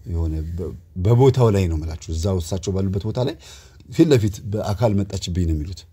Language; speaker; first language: Amharic; native; Amharic